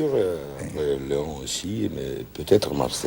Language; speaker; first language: French; non-native, learner; Russian